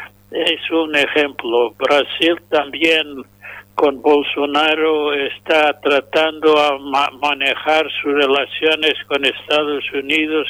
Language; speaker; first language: Spanish; non-native, fluent; English